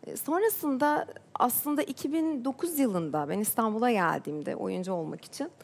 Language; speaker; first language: Turkish; native; Turkish